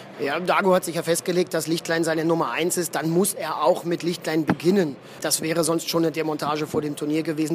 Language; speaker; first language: German; native; German